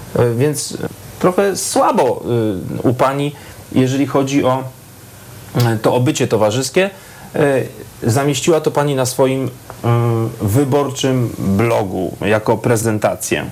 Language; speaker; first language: Polish; native; Polish